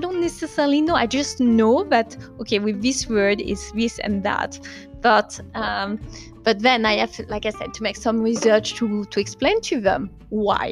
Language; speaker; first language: English; non-native, fluent; French